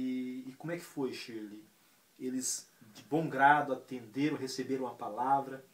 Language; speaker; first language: Portuguese; native; Portuguese